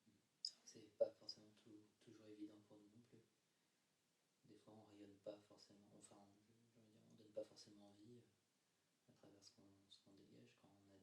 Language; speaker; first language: French; native; French